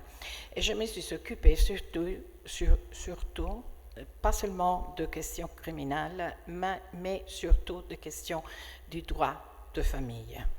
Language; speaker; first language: French; non-native, fluent; Italian